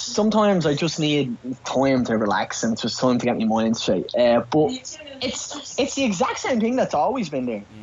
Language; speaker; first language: English; native; English